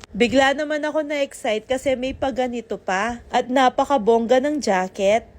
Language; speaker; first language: Filipino; non-native, local second language; Pampanga